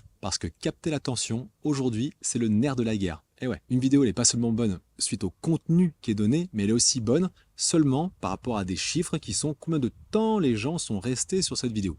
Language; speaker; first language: French; native; French